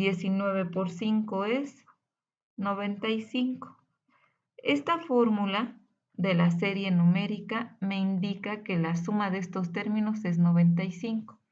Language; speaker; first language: Spanish; native; Spanish